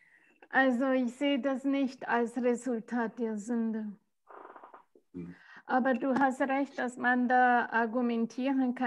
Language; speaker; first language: German; non-native, fluent; Spanish